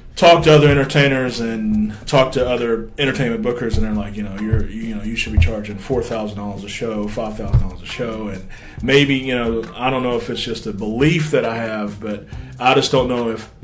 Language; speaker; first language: English; native; English